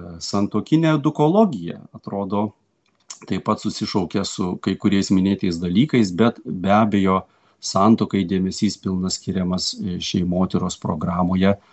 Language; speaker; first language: Lithuanian; native; Lithuanian